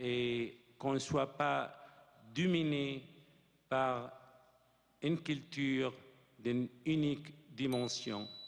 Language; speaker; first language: French; non-native, fluent; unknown